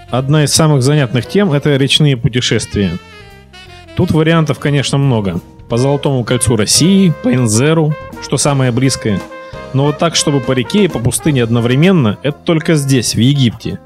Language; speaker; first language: Russian; native; Russian